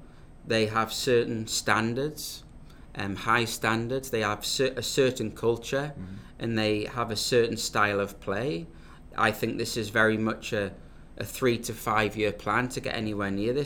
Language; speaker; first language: English; native; English